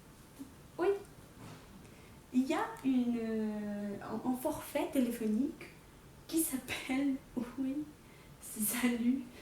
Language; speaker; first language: French; non-native, fluent; Portuguese